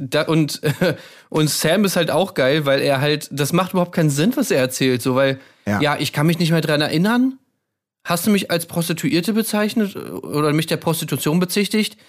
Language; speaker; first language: German; native; German